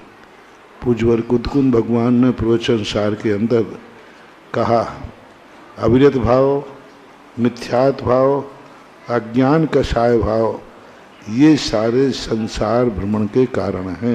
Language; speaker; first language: Hindi; native; Hindi